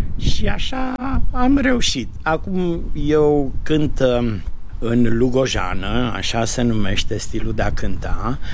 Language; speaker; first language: Romanian; native; Romanian